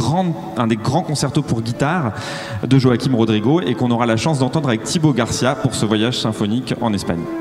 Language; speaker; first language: French; native; French